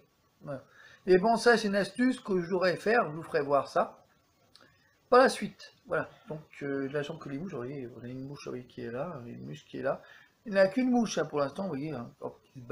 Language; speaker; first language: French; native; French